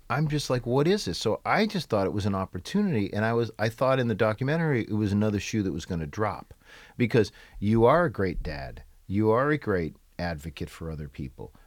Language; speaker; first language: English; native; English